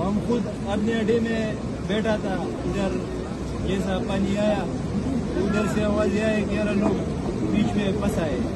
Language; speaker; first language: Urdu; non-native, local second language; Pashto